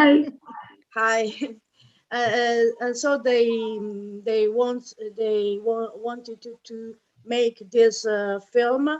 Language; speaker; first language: English; non-native, fluent; Italian